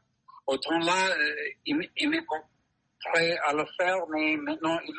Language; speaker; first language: French; non-native, learner; English